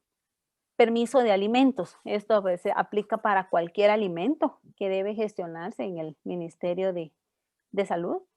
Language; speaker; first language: Spanish; native; Spanish